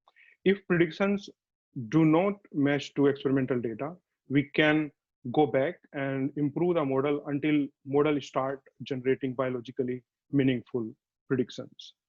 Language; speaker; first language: English; non-native, fluent; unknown